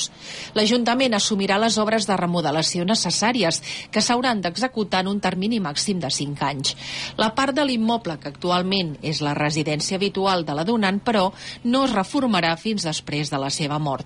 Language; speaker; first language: Catalan; native; Catalan